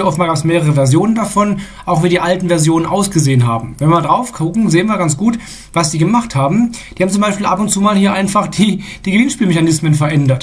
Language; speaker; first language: German; native; German